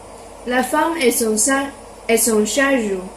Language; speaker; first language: French; non-native, learner; Chinese